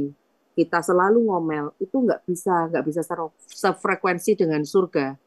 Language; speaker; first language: Indonesian; native; Indonesian